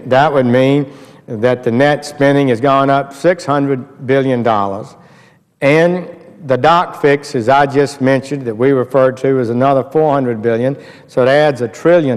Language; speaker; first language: English; native; English